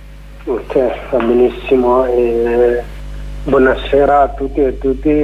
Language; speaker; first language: Italian; non-native, learner; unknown